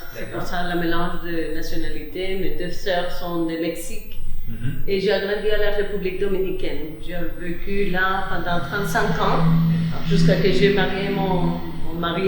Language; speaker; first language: French; non-native, fluent; Spanish